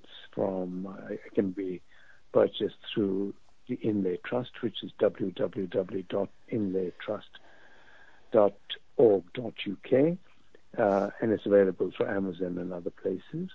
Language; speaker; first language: English; non-native, local second language; Urdu